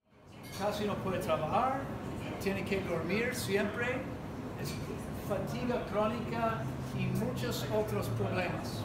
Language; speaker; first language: Spanish; non-native, learner; English